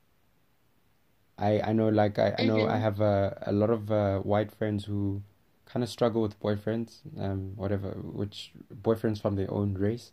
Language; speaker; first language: English; non-native, local second language; Tswana